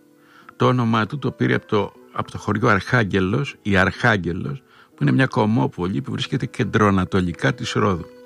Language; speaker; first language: Greek; native; Greek